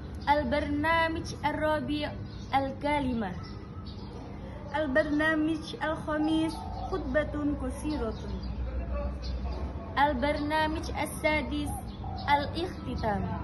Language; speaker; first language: Arabic; non-native, learner; Indonesian